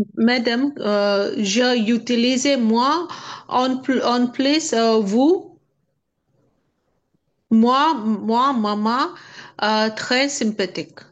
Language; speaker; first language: French; non-native, learner; Dutch